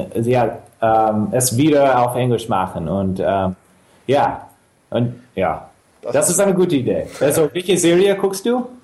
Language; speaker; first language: German; non-native, fluent; English